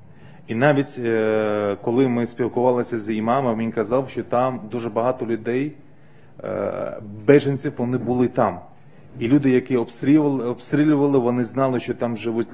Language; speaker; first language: Ukrainian; non-native, fluent; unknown